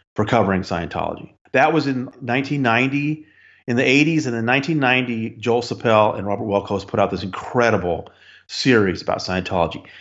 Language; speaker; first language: English; native; English